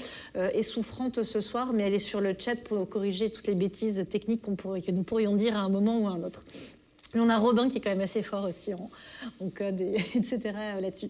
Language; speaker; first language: French; native; French